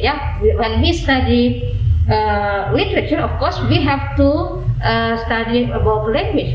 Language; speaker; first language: English; non-native, fluent; Indonesian